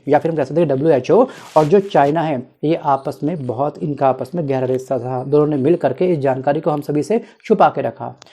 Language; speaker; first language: Hindi; native; Hindi